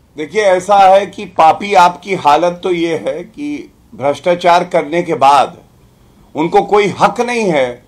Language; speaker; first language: Hindi; native; Hindi